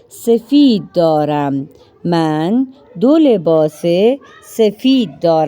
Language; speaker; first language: Persian; non-native, fluent; Urdu